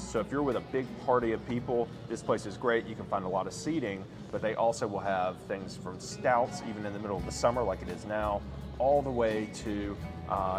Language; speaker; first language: English; native; English